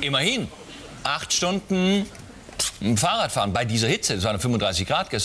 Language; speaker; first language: German; native; German